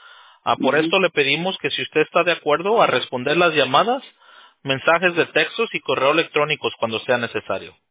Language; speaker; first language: Spanish; early bilingual, heritage; Spanish